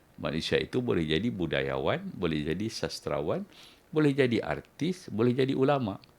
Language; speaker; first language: Malay; native; Malay